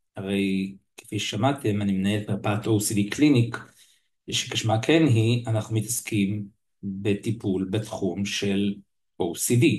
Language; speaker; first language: Hebrew; native; Hebrew